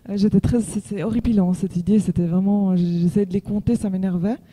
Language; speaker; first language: French; native; French